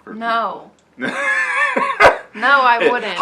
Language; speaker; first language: English; native; English